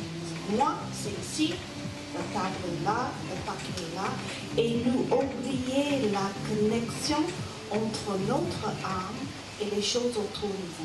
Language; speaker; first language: French; non-native, learner; English